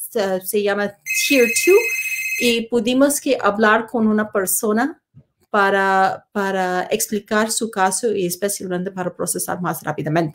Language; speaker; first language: Spanish; non-native, learner; English